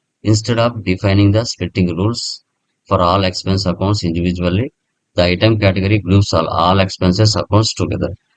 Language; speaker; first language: English; non-native, local second language; Telugu